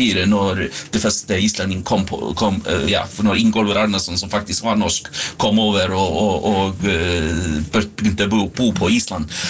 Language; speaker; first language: Swedish; non-native, fluent; Icelandic